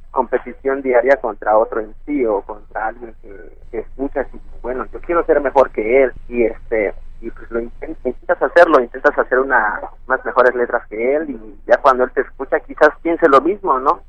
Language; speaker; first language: Spanish; non-native, local second language; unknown